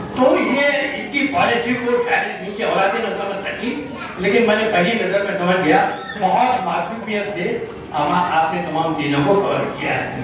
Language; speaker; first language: Urdu; non-native, local second language; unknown